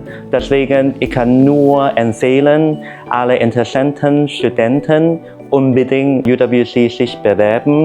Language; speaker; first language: German; non-native, learner; Cantonese